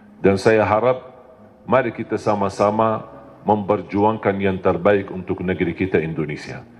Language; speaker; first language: Malay; non-native, fluent; Arabic